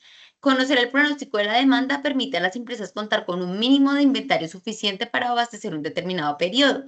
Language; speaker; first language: Spanish; native; Spanish